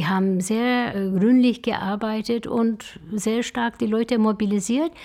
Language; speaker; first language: German; non-native, fluent; Turkish